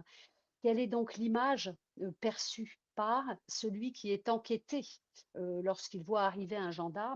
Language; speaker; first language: French; native; French